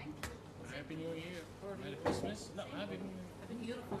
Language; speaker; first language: English; non-native, learner; Arabic